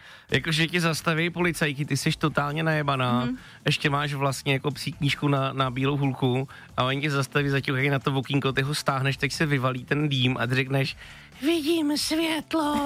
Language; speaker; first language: Czech; native; Czech